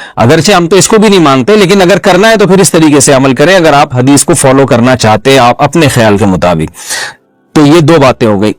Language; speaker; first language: Urdu; non-native, local second language; Pashto